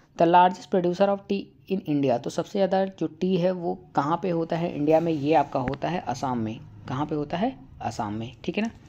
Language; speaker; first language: Hindi; native; Hindi